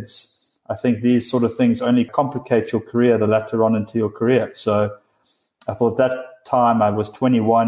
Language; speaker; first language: English; native; English